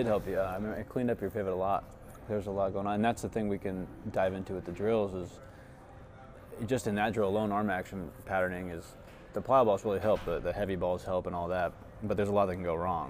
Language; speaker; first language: English; native; English